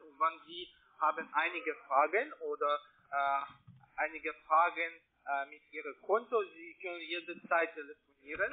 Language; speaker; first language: German; non-native, learner; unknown